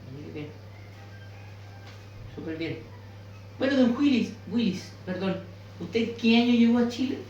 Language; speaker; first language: Spanish; native; Spanish